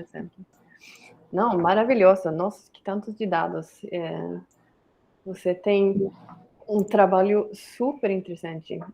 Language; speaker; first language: Portuguese; non-native, fluent; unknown